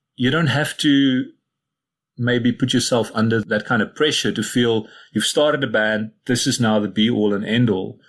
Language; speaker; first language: English; non-native, local second language; Afrikaans